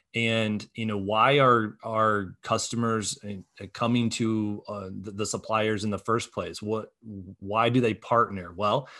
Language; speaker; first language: English; native; English